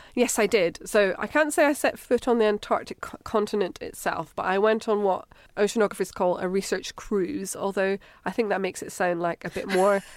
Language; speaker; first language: English; native; English